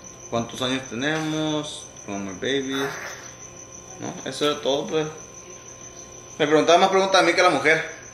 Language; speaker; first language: Spanish; early bilingual, heritage; Spanish